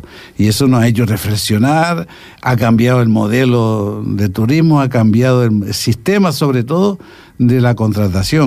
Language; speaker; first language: Spanish; native; Spanish